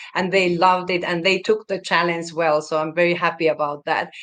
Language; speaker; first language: English; non-native, fluent; Finnish